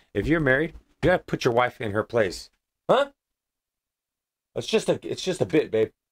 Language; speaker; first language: English; early bilingual, other home language; Spanish